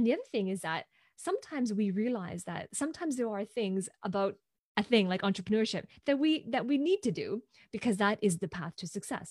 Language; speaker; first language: English; non-native, local second language; Cantonese